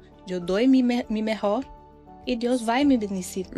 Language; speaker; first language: Spanish; non-native, fluent; Portuguese